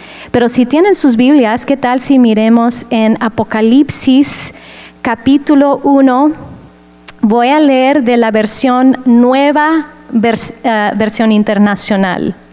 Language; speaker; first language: Spanish; non-native, fluent; English